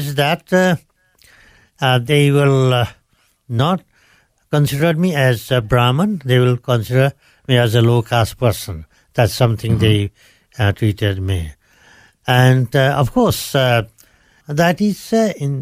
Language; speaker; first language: English; non-native, local second language; Nepali